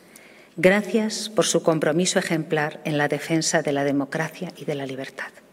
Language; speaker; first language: Spanish; native; Spanish